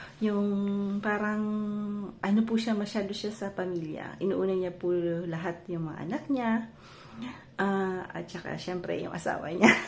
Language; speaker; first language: Filipino; non-native, local second language; Bikol